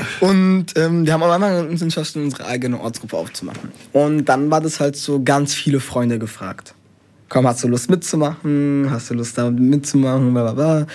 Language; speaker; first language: German; early bilingual, other home language; Spanish